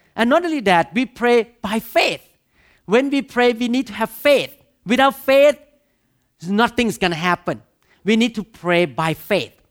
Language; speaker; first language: English; non-native, fluent; Thai